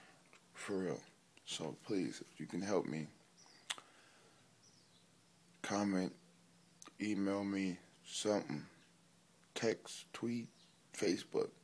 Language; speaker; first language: English; native; English